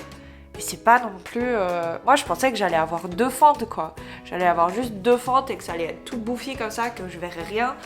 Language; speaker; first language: French; native; French